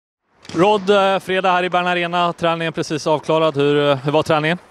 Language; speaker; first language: Swedish; native; Swedish